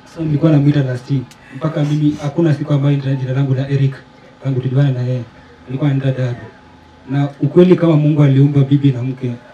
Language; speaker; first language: Swahili; non-native, local second language; Luo (Kenya and Tanzania)